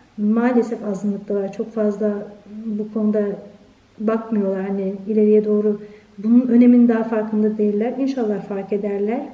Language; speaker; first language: Turkish; early bilingual, heritage; Turkish